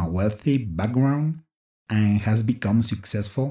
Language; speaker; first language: English; non-native, fluent; Spanish